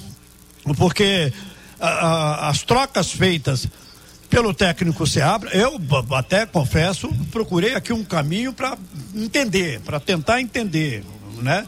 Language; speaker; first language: Portuguese; native; Portuguese